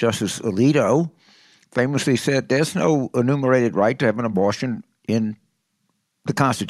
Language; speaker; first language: English; native; English